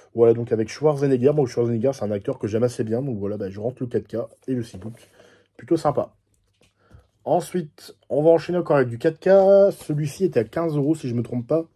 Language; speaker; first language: French; native; French